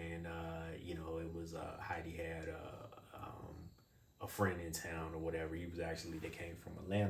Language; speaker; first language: English; native; English